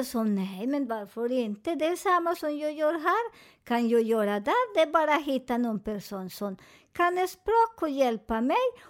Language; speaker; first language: Swedish; non-native, learner; Spanish